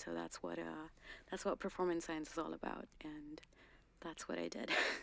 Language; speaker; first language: English; non-native, local second language; Garhwali